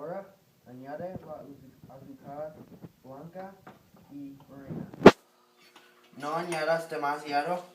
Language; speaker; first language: Spanish; non-native, learner; English